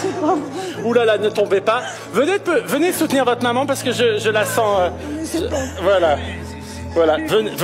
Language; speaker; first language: French; native; French